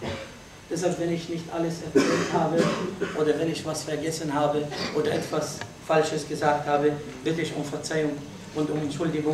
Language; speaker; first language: German; non-native, fluent; Arabic